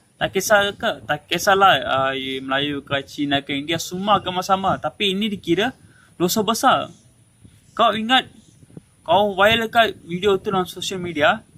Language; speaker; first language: Malay; non-native, local second language; Tamil